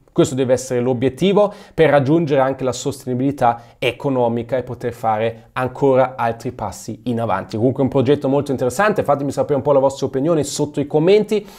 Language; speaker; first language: Italian; non-native, fluent; German